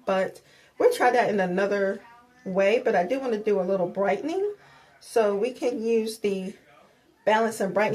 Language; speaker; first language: English; native; English